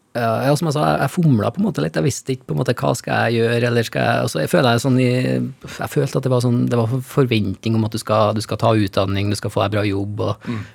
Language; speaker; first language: Norwegian; native; Norwegian